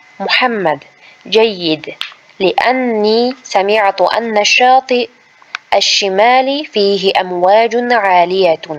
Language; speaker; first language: Arabic; non-native, fluent; Uzbek